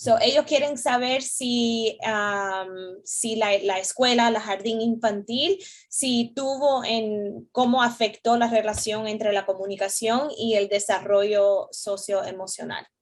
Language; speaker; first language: Spanish; early bilingual, heritage; Spanish